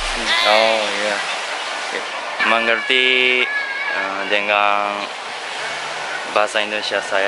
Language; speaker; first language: Indonesian; non-native, learner; Japanese